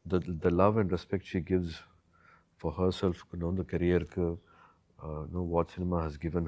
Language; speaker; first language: Tamil; native; Tamil